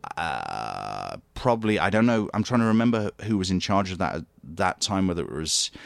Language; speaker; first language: English; native; English